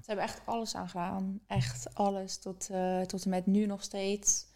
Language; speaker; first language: Dutch; early bilingual, other home language; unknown